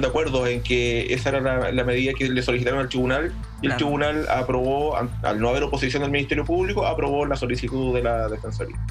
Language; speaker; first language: Spanish; native; Spanish